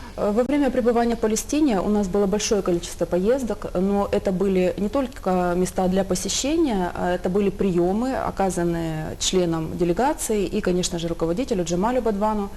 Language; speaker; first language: Russian; native; Russian